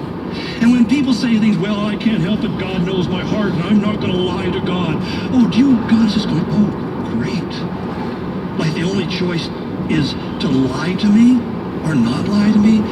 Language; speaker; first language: English; native; English